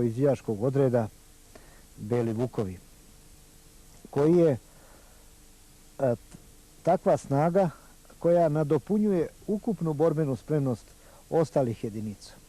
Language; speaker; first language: Bosnian; native; Bosnian